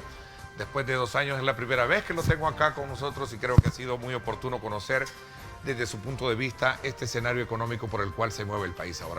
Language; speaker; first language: Spanish; native; Spanish